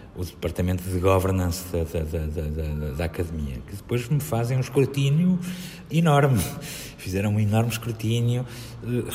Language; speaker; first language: Portuguese; native; Portuguese